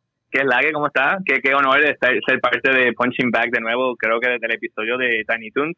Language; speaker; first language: Spanish; native; Spanish